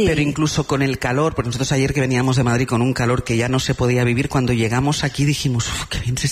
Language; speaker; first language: Spanish; native; Spanish